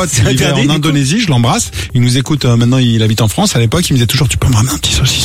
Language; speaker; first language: French; native; French